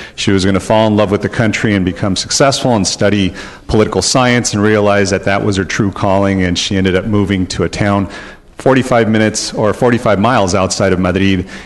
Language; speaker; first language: English; early bilingual, other home language; Spanish